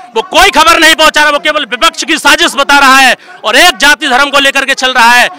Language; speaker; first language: Hindi; native; Hindi